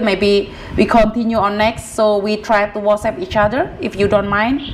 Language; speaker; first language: English; non-native, learner; Javanese